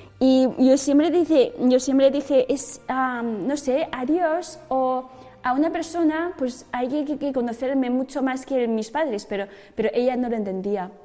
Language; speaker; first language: Spanish; non-native, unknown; Chinese